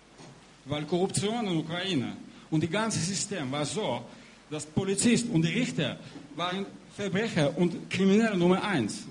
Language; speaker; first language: German; non-native, learner; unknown